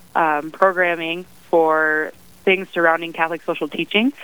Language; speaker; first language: English; native; English